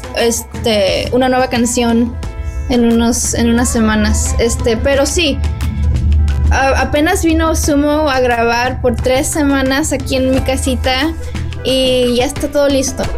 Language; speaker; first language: Spanish; early bilingual, heritage; Spanish